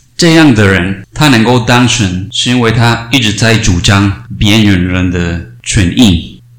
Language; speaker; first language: Chinese; non-native, fluent; Spanish